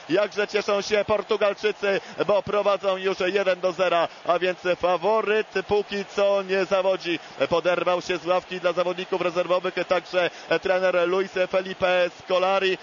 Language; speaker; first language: Polish; native; Polish